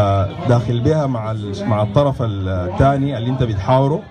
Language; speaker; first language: Arabic; native; Arabic